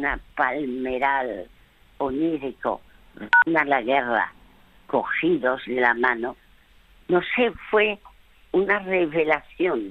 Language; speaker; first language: Spanish; early bilingual, other home language; French